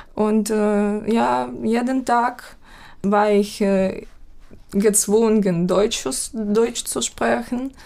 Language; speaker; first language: German; non-native, fluent; Ukrainian